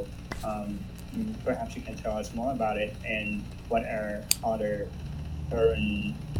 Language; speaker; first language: English; non-native, fluent; Vietnamese